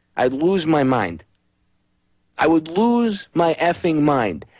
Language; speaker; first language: English; native; English